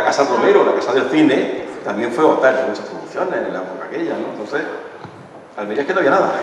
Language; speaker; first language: Spanish; native; Spanish